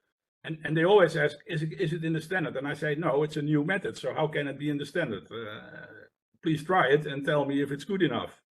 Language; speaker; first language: English; non-native, fluent; Dutch